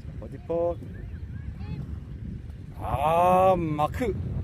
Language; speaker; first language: Korean; native; Korean